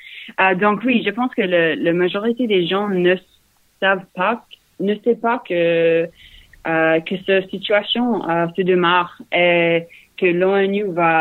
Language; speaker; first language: French; non-native, learner; English